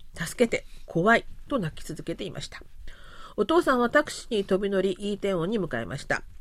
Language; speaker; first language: Japanese; non-native, fluent; Korean